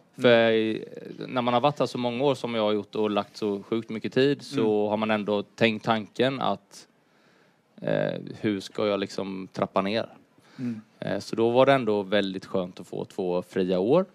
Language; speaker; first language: Swedish; native; Swedish